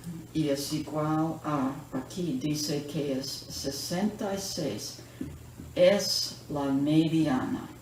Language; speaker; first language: Spanish; non-native, fluent; English